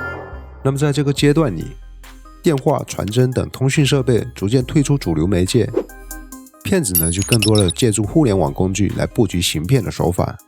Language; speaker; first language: Chinese; native; Chinese